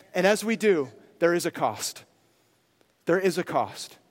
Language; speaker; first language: English; native; English